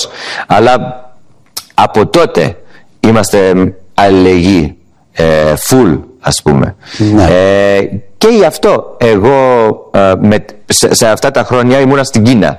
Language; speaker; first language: Greek; early bilingual, heritage; English